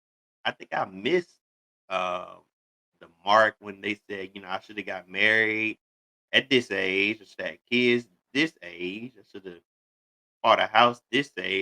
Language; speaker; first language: English; native; English